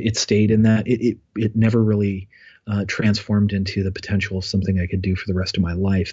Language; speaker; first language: English; native; English